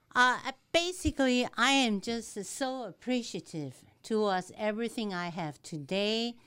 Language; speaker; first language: English; non-native, fluent; Chinese